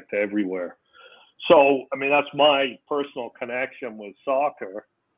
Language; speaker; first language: English; native; English